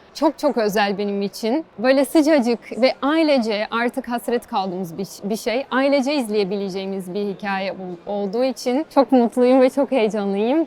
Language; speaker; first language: Turkish; non-native, fluent; Portuguese